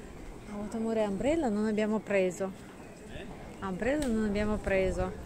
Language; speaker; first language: Italian; non-native, learner; Russian